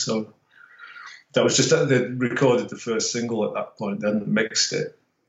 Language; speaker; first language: English; native; English